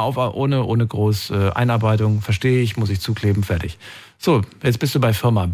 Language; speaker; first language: German; native; German